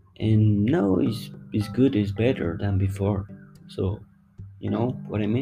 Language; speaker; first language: English; non-native, fluent; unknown